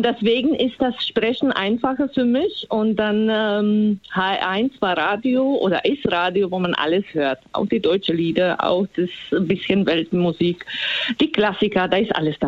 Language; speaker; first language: German; non-native, fluent; Slovak